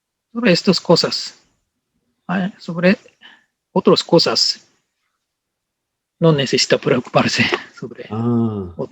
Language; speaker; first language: Spanish; non-native, learner; Japanese